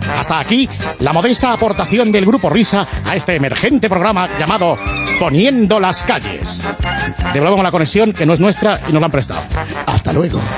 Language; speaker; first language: Spanish; native; Spanish